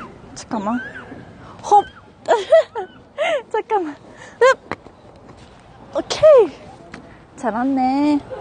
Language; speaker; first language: Korean; non-native, learner; Japanese